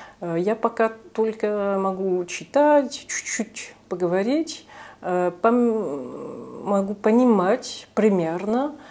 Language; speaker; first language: Russian; non-native, fluent; French